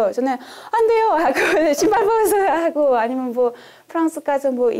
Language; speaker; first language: Korean; non-native, fluent; French